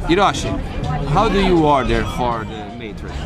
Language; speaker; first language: English; non-native, learner; Portuguese